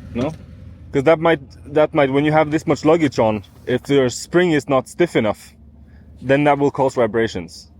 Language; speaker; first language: English; non-native, fluent; Norwegian